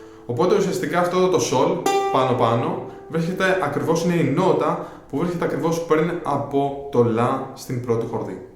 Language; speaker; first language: Greek; native; Greek